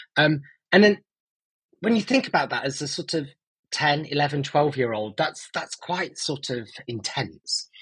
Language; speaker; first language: English; native; English